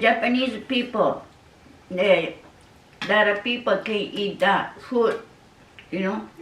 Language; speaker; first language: English; non-native, learner; Japanese